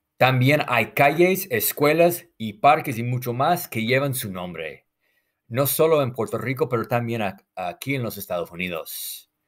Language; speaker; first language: Spanish; non-native, fluent; English